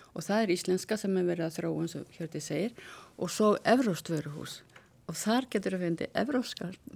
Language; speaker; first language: Icelandic; native; Icelandic